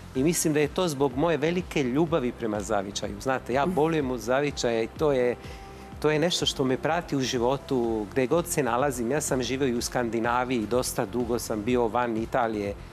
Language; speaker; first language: Bosnian; non-native, fluent; Italian